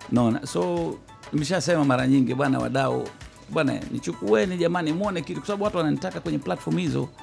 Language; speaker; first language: Swahili; native; Swahili